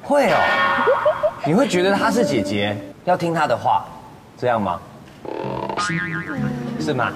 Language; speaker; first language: Chinese; native; Chinese